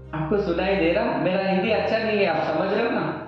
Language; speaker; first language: Hindi; non-native, local second language; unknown